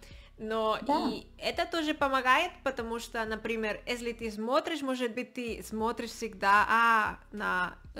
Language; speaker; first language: Russian; non-native, learner; Spanish